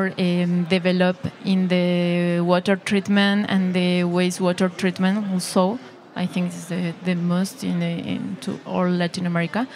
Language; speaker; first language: English; non-native, learner; Spanish